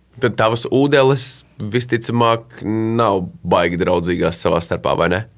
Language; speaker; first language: Latvian; native; Latvian